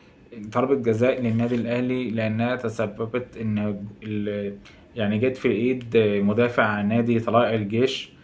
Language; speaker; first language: Arabic; native; Arabic